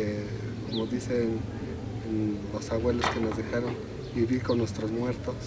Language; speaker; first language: Spanish; native; Spanish